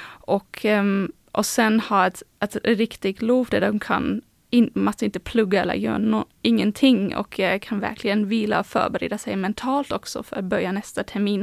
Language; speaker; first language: Swedish; non-native, fluent; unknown